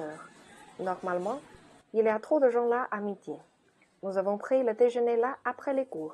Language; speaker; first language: French; non-native, learner; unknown